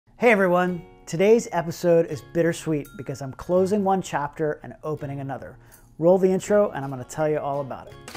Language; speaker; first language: English; native; English